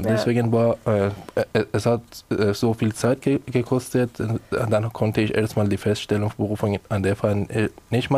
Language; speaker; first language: German; non-native, learner; Persian